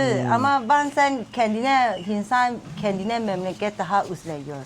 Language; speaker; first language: Turkish; non-native, learner; Thai